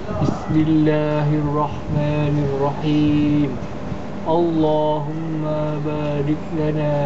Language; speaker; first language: Arabic; non-native, learner; Malay